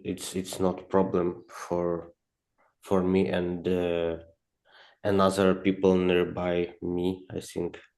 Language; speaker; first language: English; non-native, learner; Ukrainian